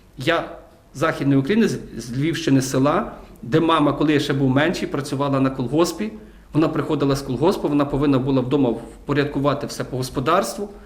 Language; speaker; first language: Ukrainian; native; Ukrainian